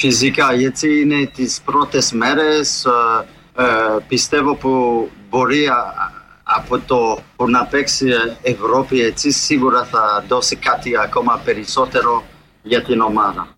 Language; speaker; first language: Greek; non-native, fluent; French